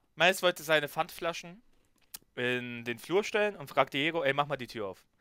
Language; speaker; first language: German; early bilingual, other home language; Ukrainian